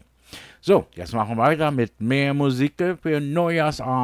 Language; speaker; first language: German; early bilingual, heritage; English